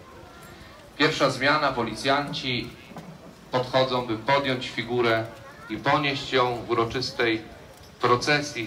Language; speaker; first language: Polish; native; Polish